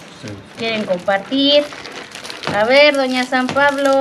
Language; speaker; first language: Spanish; native; Spanish